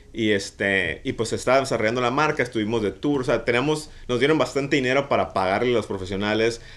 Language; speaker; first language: Spanish; native; Spanish